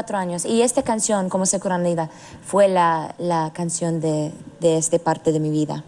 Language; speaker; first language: Spanish; non-native, learner; English